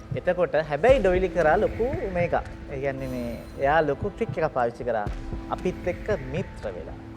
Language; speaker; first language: Sinhala; native; Sinhala